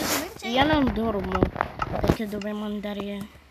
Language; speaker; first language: Italian; early bilingual, other home language; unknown